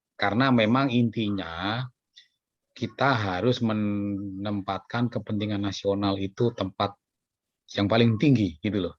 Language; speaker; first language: Indonesian; native; Indonesian